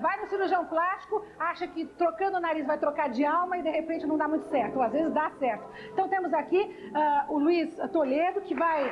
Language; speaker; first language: Portuguese; native; Portuguese